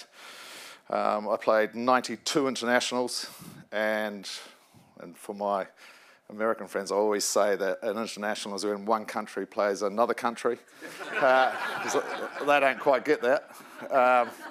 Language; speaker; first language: English; native; English